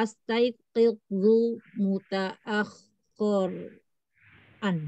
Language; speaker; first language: Arabic; non-native, learner; Indonesian